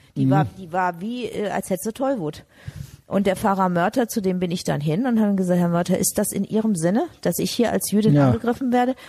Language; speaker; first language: German; native; German